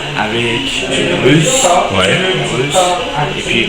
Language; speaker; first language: French; non-native, learner; Turkish